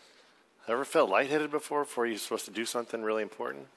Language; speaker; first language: English; native; English